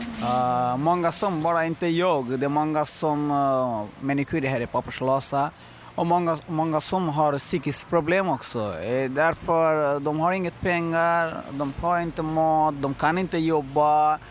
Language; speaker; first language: Swedish; non-native, learner; Bangla